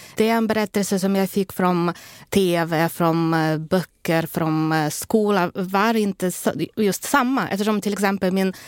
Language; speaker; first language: Swedish; non-native, fluent; Ukrainian